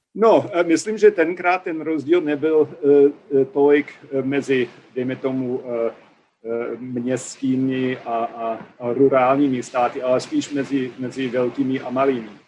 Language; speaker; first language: Czech; non-native, fluent; English